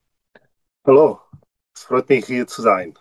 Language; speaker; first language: German; non-native, learner; Czech